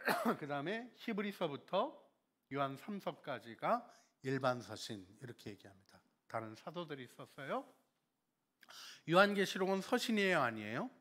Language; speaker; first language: Korean; native; Korean